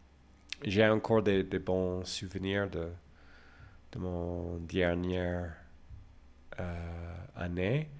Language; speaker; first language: French; non-native, fluent; English